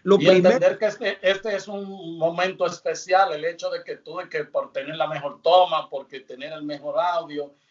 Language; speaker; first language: Spanish; native; Spanish